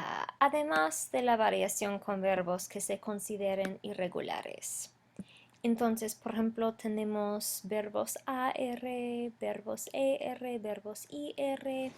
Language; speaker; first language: Spanish; non-native, fluent; English